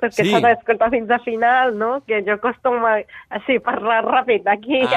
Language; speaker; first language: Catalan; non-native, learner; Japanese